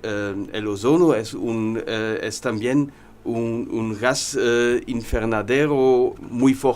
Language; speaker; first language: Spanish; non-native, learner; German